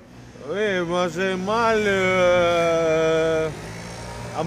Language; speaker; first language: French; non-native, learner; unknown